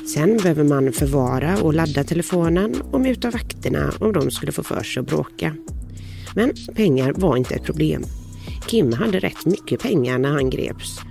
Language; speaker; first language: Swedish; native; Swedish